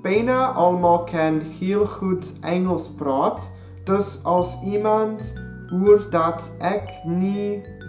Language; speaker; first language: Dutch; non-native, learner; English